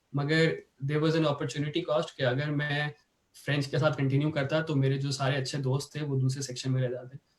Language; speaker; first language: Urdu; native; Urdu